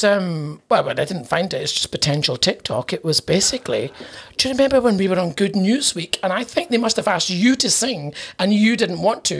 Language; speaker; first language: English; native; English